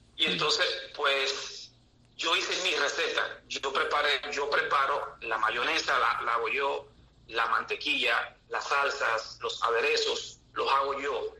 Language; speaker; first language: Spanish; native; Spanish